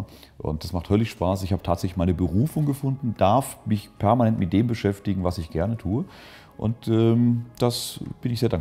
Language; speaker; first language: German; native; German